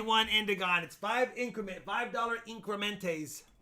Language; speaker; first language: English; native; English